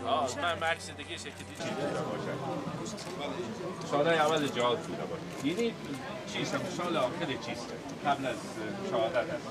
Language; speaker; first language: Persian; native; Persian